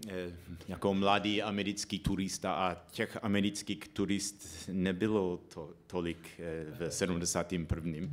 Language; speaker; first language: Czech; non-native, fluent; English